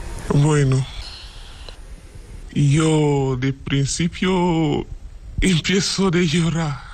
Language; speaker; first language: Spanish; non-native, learner; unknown